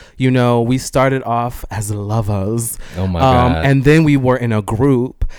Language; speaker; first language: English; native; English